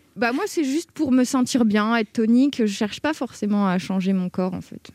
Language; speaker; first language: French; native; French